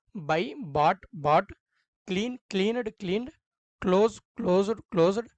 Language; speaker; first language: English; non-native, local second language; Telugu